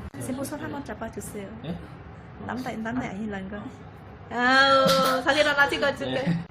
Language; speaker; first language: Korean; non-native, learner; Vietnamese